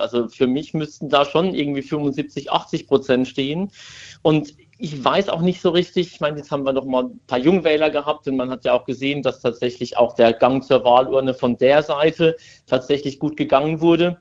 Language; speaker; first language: German; native; German